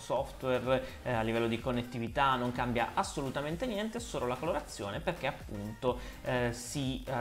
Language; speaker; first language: Italian; native; Italian